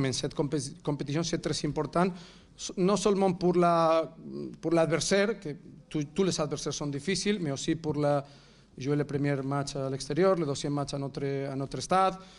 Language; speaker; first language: French; non-native, fluent; Catalan